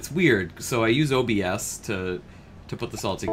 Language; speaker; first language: English; native; English